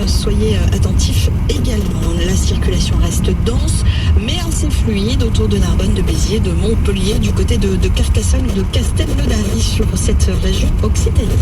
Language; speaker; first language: French; native; French